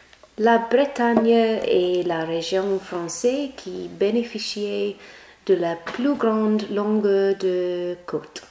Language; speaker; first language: French; non-native, learner; English